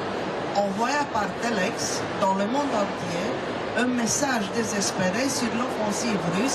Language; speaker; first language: French; non-native, fluent; Romanian